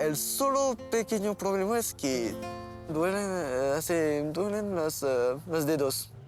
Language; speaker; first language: Spanish; non-native, learner; French